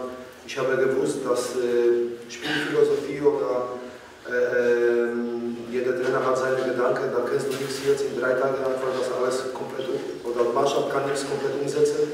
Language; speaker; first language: German; non-native, learner; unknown